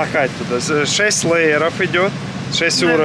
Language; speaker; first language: Russian; native; Russian